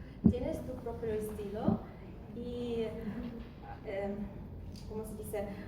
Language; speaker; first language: Spanish; non-native, learner; Russian